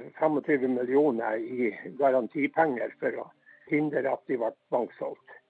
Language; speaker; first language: Norwegian; native; Norwegian